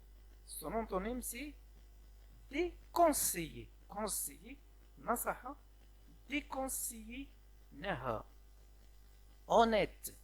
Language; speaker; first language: French; non-native, local second language; Arabic